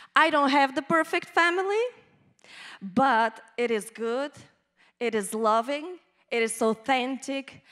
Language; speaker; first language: English; non-native, fluent; Bulgarian